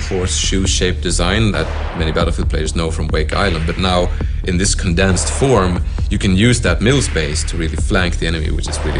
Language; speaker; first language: English; non-native, fluent; Swedish